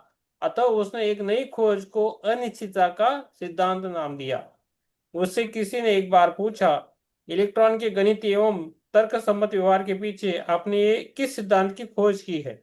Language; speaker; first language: Hindi; native; Hindi